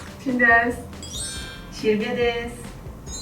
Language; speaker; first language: Japanese; non-native, learner; Italian